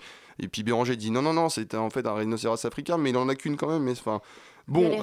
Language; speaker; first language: French; native; French